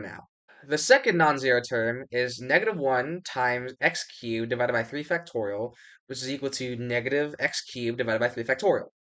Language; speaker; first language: English; native; English